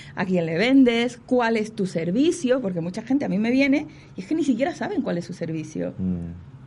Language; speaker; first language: Spanish; native; Spanish